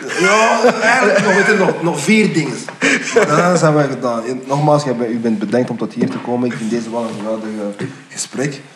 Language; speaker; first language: Dutch; early bilingual, other home language; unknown